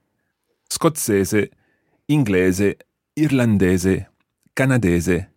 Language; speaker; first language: Italian; non-native, fluent; English